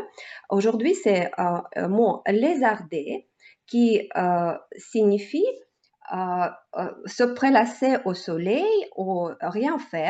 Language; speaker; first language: French; non-native, learner; Russian